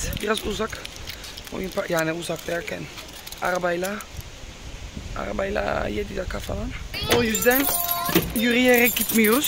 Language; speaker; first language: Turkish; non-native, learner; Dutch